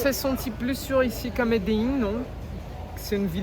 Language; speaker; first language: French; non-native, fluent; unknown